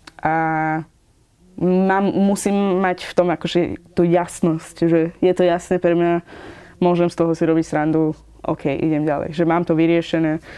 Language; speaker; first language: Slovak; non-native, fluent; Persian